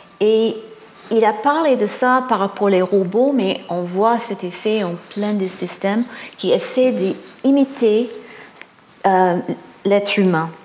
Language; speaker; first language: French; non-native, fluent; English